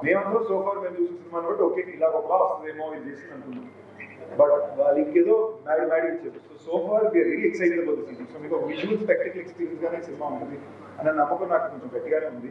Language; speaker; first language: Telugu; native; Telugu